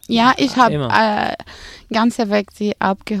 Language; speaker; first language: German; non-native, fluent; Arabic